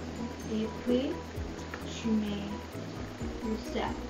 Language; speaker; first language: French; non-native, learner; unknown